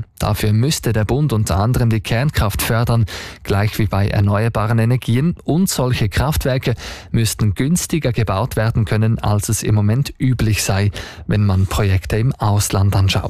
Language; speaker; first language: German; native; German